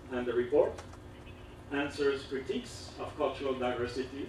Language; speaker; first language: English; native; English